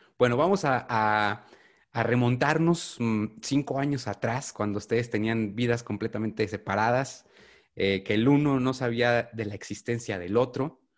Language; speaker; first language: Spanish; native; Spanish